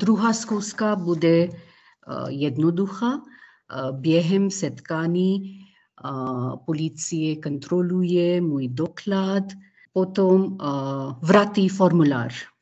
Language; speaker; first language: Czech; non-native, learner; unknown